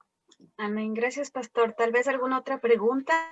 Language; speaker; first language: Spanish; native; Spanish